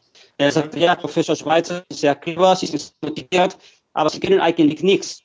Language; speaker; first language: German; non-native, fluent; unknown